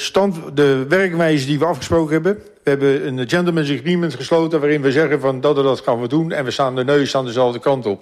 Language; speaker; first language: Dutch; native; Dutch